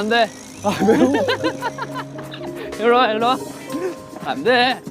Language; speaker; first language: Korean; native; Korean